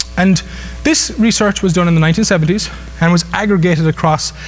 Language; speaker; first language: English; native; English